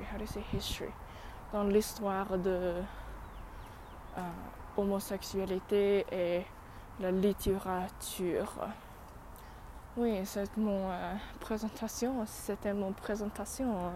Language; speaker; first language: French; non-native, learner; Chinese